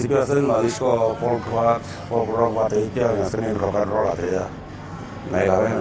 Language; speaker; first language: Basque; native; Basque